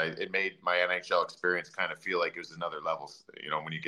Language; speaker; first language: English; native; English